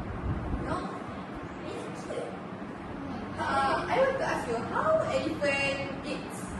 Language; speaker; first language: English; non-native, learner; Malay